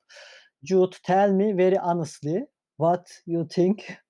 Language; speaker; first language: English; non-native, fluent; Turkish